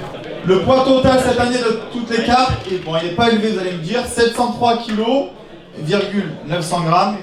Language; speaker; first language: French; native; French